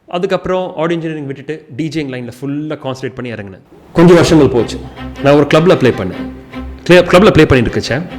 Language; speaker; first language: Tamil; early bilingual, heritage; Tamil